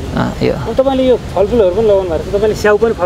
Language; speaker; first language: Nepali; native; Nepali